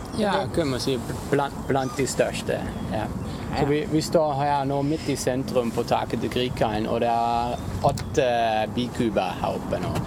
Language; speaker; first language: Norwegian; non-native, fluent; German